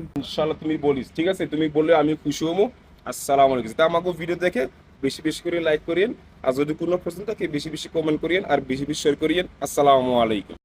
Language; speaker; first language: Bangla; non-native, fluent; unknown